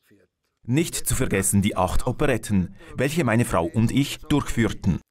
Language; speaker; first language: German; native; German